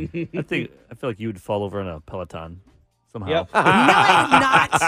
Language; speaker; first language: English; native; English